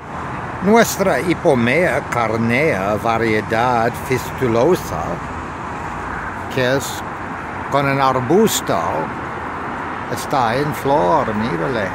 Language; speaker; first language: Spanish; non-native, learner; English